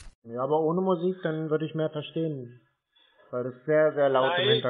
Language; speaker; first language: German; native; German